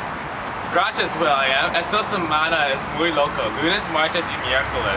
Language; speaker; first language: Spanish; non-native, learner; English